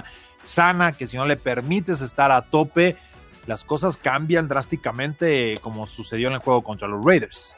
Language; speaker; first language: Spanish; native; Spanish